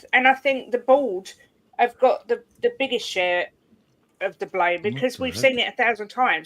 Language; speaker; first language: English; native; English